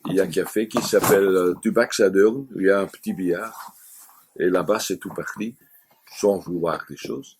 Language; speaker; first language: French; non-native, fluent; Dutch